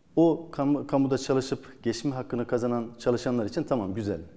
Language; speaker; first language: Turkish; native; Turkish